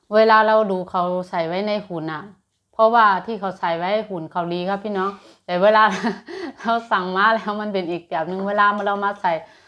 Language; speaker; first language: Thai; native; Thai